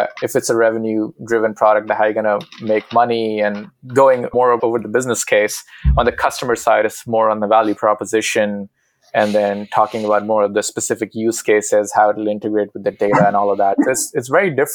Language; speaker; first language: English; non-native, local second language; Hindi